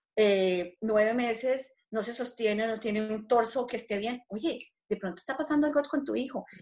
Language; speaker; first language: Spanish; native; Spanish